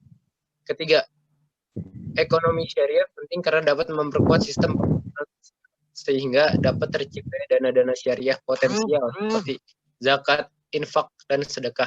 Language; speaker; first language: Indonesian; native; Indonesian